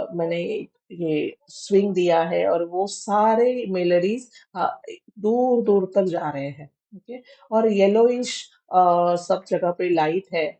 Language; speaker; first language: Hindi; non-native, local second language; Marathi